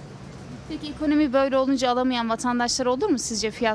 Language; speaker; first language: Turkish; native; Turkish